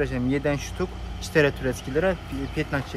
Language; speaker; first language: Polish; non-native, learner; Turkish